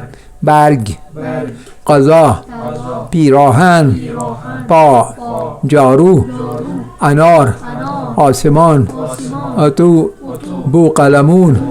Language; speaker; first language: Persian; non-native, fluent; Kashmiri